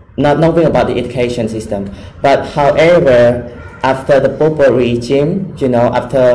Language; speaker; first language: English; non-native, fluent; Khmer